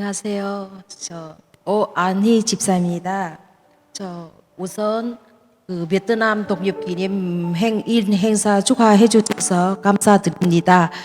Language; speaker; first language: Korean; non-native, learner; Vietnamese